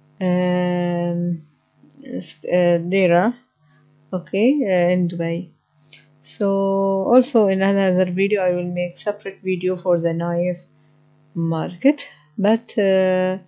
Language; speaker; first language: English; non-native, learner; Arabic